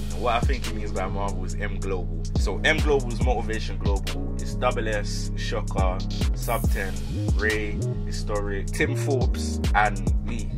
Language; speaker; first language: English; native; English